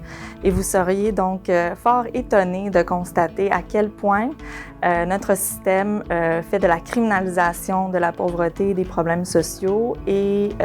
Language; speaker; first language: French; native; French